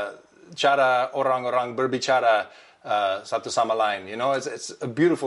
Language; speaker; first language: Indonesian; non-native, learner; English